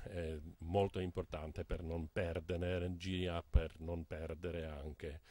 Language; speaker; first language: Italian; non-native, fluent; Czech